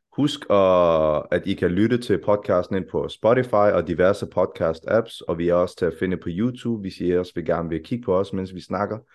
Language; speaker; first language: Danish; early bilingual, other home language; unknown